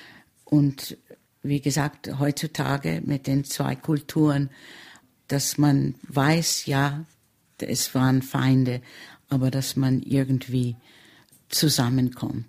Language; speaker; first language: German; early bilingual, heritage; German